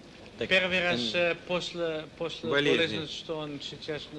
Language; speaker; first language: Russian; non-native, learner; Dutch